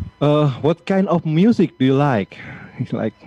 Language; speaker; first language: English; non-native, fluent; Indonesian